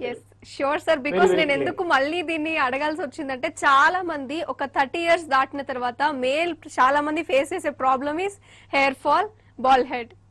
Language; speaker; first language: Telugu; native; Telugu